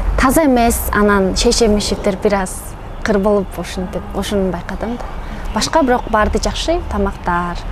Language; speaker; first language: Kyrgyz; non-native, learner; Mongolian